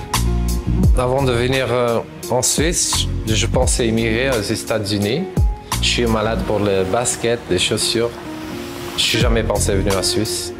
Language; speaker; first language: French; non-native, fluent; Portuguese